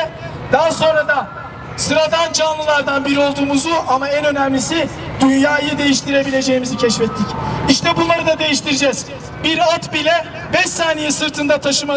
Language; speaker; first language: Turkish; native; Turkish